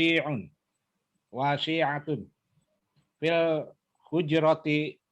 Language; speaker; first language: Arabic; non-native, learner; Indonesian